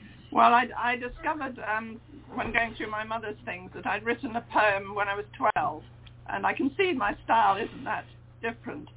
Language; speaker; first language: English; native; English